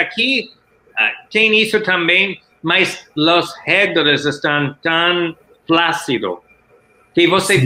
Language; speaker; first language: Portuguese; non-native, learner; English